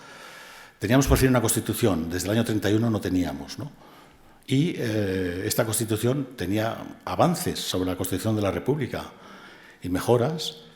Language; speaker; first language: Spanish; native; Spanish